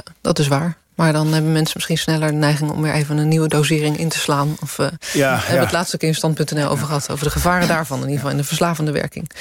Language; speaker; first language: Dutch; native; Dutch